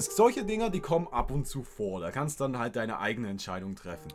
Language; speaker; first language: German; native; German